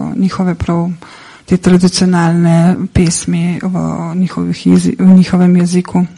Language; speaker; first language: Slovenian; native; Slovenian